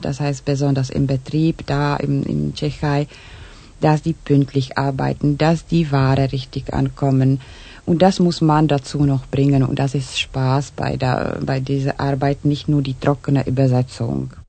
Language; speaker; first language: German; non-native, fluent; Czech